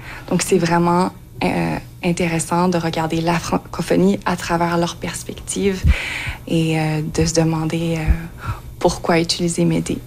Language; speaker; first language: French; native; French